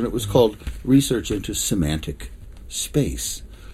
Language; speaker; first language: English; native; English